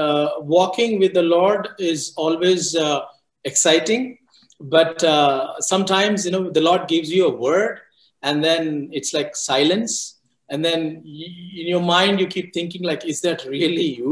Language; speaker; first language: English; non-native, local second language; Telugu